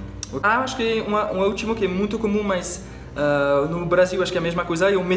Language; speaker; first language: Portuguese; non-native, fluent; French